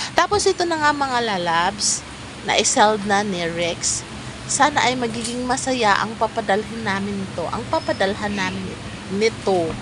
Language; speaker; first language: Filipino; non-native, local second language; Cebuano